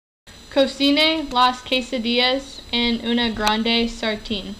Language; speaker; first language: Spanish; non-native, learner; English